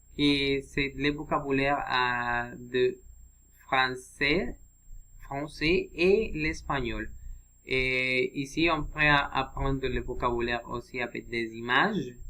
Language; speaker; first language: French; non-native, learner; Spanish